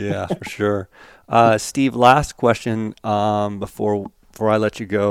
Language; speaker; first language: English; native; English